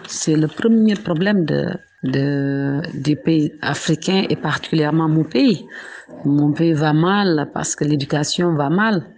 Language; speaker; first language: French; non-native, local second language; Wolof